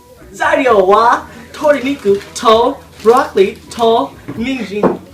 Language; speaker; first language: Japanese; non-native, learner; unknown